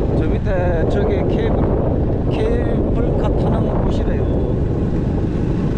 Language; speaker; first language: Korean; native; Korean